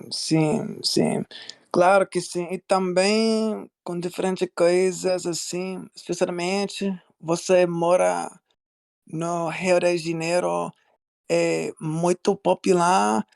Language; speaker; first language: Portuguese; non-native, learner; English